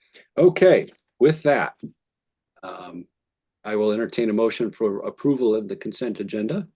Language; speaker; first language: English; native; English